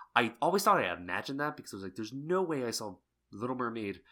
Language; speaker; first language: English; native; English